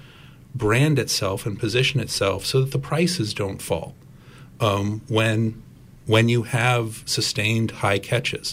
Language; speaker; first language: English; native; English